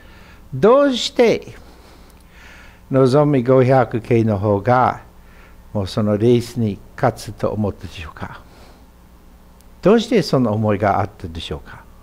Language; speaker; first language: Japanese; non-native, fluent; English